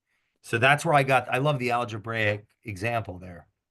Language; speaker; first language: English; native; English